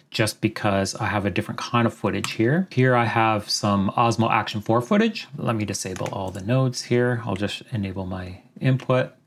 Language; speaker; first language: English; native; English